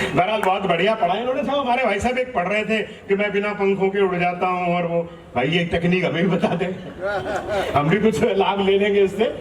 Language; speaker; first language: Hindi; non-native, local second language; Punjabi